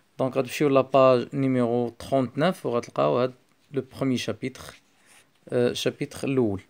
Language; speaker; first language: French; non-native, local second language; Arabic